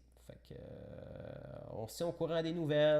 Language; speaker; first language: French; native; French